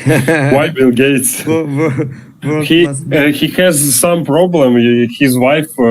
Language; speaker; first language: English; non-native, learner; Russian